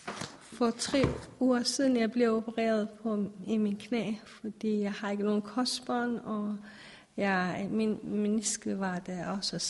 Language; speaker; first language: Danish; non-native, fluent; Persian